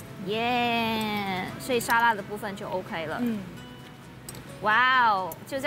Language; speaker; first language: Chinese; native; Chinese